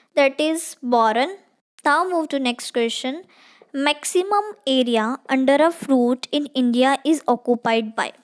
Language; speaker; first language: English; non-native, local second language; Punjabi